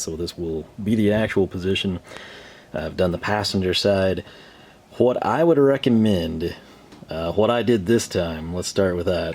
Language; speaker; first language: English; native; English